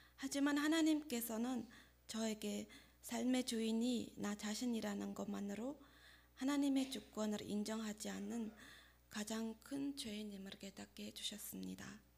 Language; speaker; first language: Korean; non-native, fluent; Mongolian